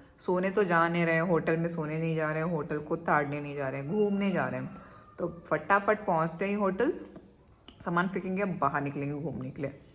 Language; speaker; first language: Hindi; non-native, local second language; Kannada